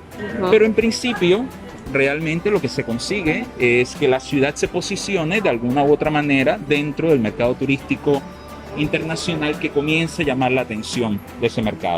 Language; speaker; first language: Spanish; native; Spanish